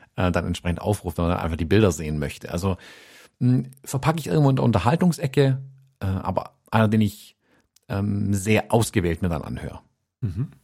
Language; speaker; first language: German; non-native, fluent; English